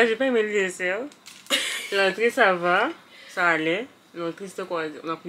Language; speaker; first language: French; native; French